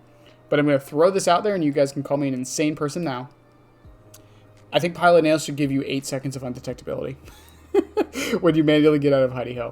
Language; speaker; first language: English; native; English